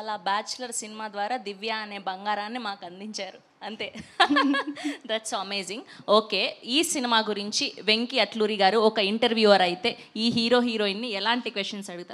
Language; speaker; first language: Telugu; native; Telugu